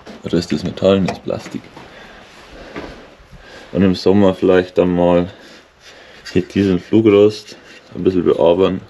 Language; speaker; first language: German; native; German